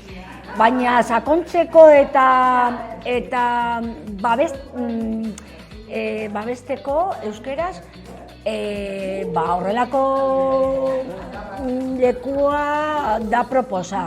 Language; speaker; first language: Basque; non-native, local second language; Spanish